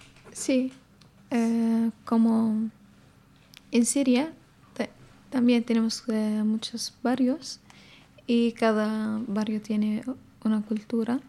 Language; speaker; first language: Spanish; non-native, learner; Arabic